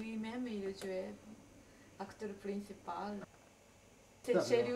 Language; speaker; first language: French; non-native, learner; Japanese